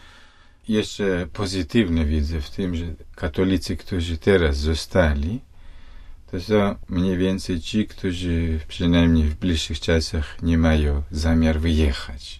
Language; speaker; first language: Polish; non-native, fluent; Russian